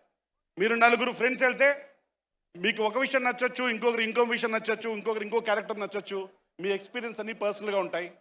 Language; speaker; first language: Telugu; native; Telugu